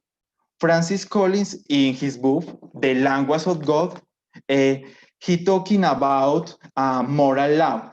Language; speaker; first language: English; non-native, learner; Spanish